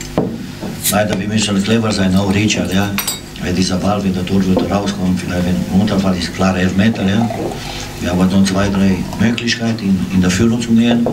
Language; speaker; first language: German; non-native, learner; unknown